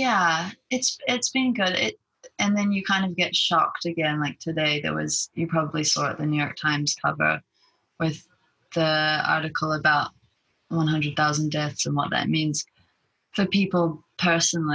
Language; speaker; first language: English; native; English